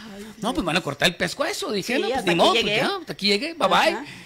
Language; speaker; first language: Spanish; native; Spanish